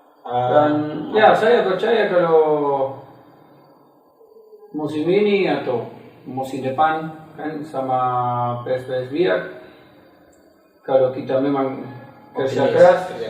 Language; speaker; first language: Indonesian; non-native, fluent; Spanish